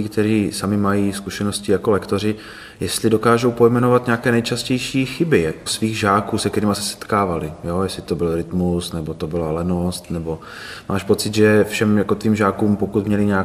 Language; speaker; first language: Czech; native; Czech